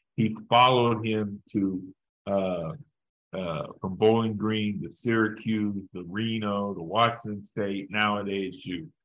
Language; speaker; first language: English; native; English